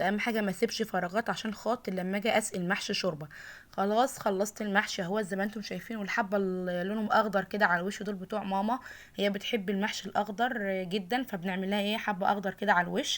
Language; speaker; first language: Arabic; native; Arabic